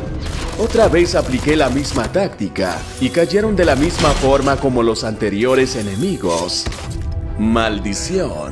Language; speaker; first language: Spanish; native; Spanish